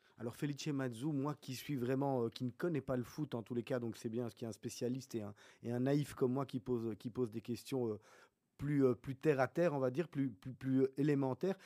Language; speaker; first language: French; native; French